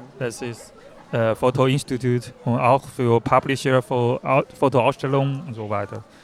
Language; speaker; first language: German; non-native, learner; Chinese